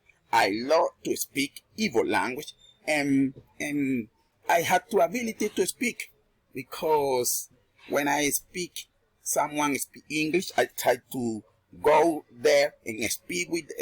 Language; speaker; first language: English; non-native, learner; Spanish